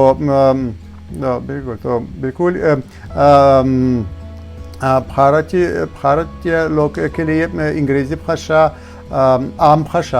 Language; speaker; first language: Hindi; non-native, learner; Russian